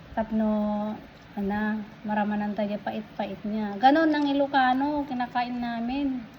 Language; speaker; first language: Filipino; non-native, local second language; Iloko